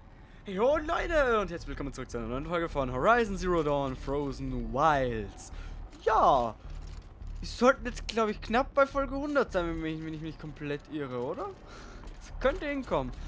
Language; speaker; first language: German; native; German